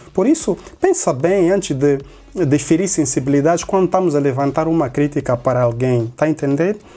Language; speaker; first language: Portuguese; native; Portuguese